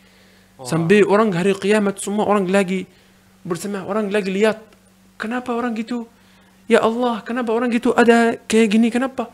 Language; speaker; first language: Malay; non-native, learner; Arabic